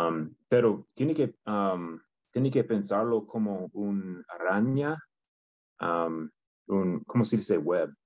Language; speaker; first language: Spanish; non-native, learner; English